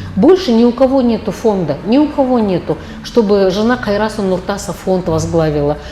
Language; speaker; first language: Russian; non-native, local second language; Kazakh